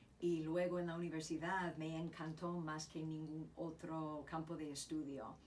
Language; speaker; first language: Spanish; non-native, fluent; English